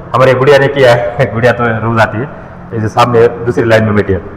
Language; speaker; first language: Hindi; non-native, local second language; Marathi